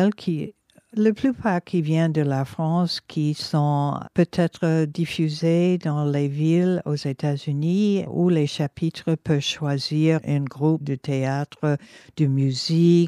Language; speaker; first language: French; non-native, fluent; English